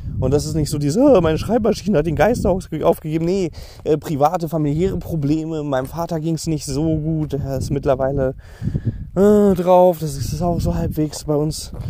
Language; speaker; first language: German; native; German